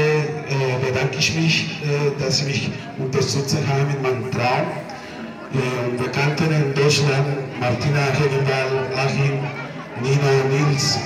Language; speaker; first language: German; non-native, learner; Spanish